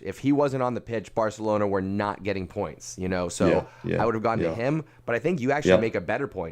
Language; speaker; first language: English; native; English